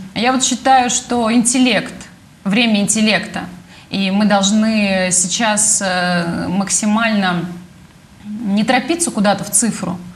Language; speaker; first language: Russian; native; Russian